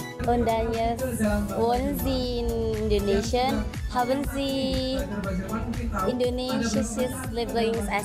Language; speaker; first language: German; non-native, learner; Indonesian